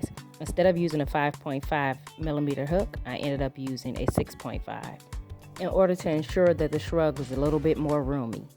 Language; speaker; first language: English; native; English